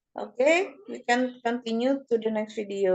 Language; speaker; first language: English; non-native, fluent; Indonesian